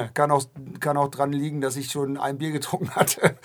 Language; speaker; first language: German; native; German